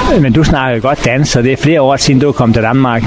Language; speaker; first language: Danish; native; Danish